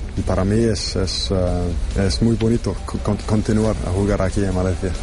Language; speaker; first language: Spanish; non-native, learner; English